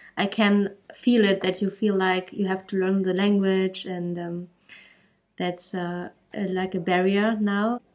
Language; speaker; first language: English; non-native, fluent; German